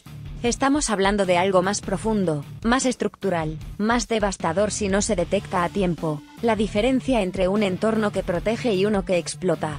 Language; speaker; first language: Spanish; native; Spanish